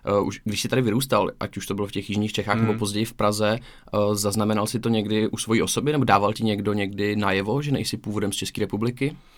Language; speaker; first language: Czech; native; Czech